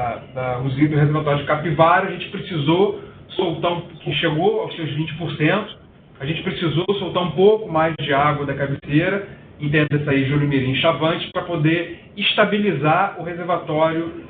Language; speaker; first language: Portuguese; native; Portuguese